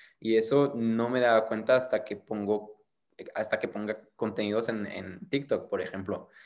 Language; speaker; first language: Spanish; non-native, fluent; French